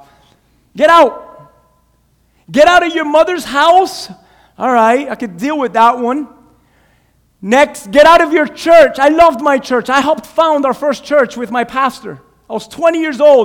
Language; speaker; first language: English; non-native, fluent; Spanish